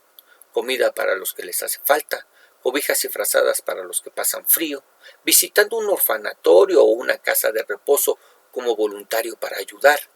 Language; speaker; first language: Spanish; native; Spanish